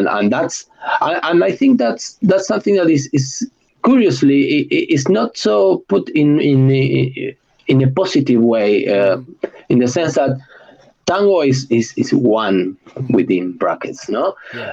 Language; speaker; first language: English; non-native, fluent; Spanish